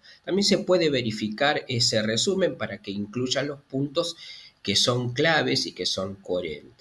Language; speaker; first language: Spanish; native; Spanish